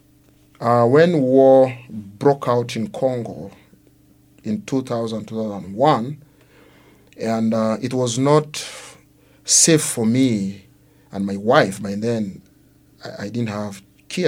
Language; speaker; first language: English; non-native, fluent; Luo (Kenya and Tanzania)